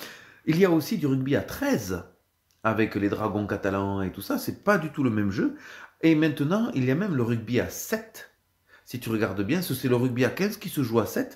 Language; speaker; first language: French; native; French